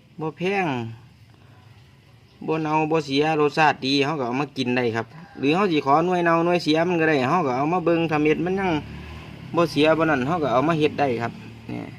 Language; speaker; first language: Thai; non-native, local second language; Northeastern Thai